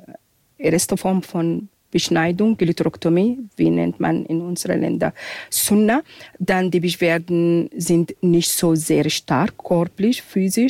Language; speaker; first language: German; non-native, fluent; Arabic